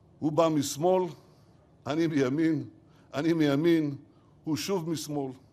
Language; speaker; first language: Hebrew; native; Hebrew